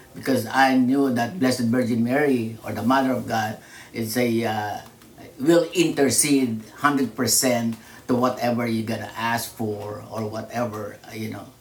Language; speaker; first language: English; non-native, local second language; Filipino